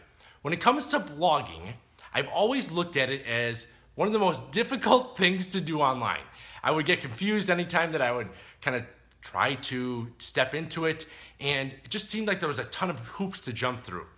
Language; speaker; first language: English; native; English